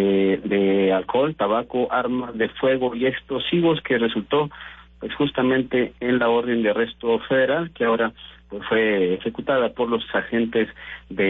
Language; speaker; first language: Spanish; native; Spanish